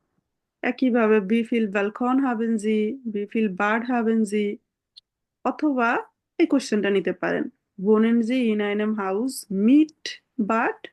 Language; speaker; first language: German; non-native, fluent; Bangla